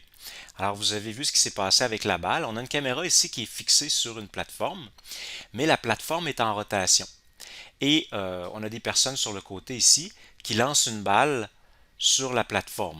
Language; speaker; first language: French; native; French